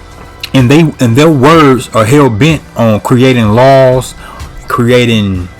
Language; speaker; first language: English; native; English